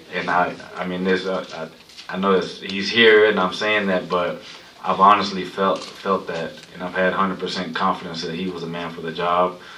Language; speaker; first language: English; early bilingual, other home language; Spanish